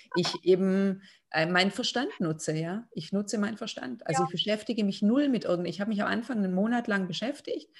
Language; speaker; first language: German; non-native, fluent; Lithuanian